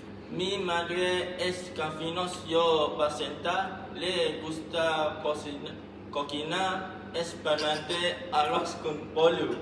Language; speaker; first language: Spanish; non-native, learner; Malay